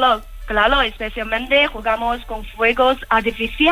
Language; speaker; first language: Spanish; non-native, fluent; Chinese